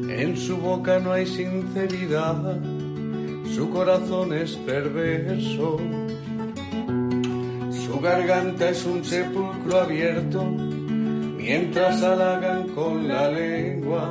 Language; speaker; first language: Spanish; native; Spanish